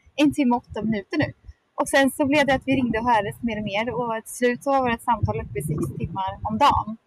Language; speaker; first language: Swedish; native; Swedish